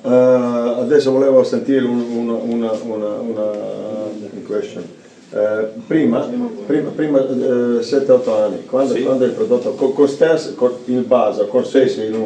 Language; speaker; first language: Italian; non-native, learner; Croatian